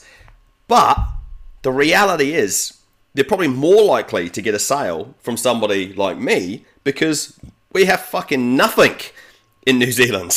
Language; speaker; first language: English; native; English